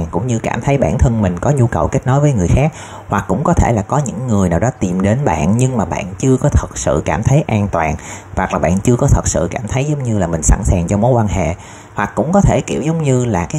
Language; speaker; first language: Vietnamese; native; Vietnamese